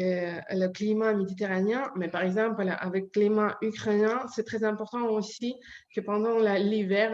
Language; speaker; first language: French; non-native, learner; Ukrainian